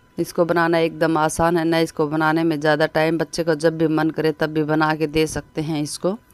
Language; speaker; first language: Hindi; native; Hindi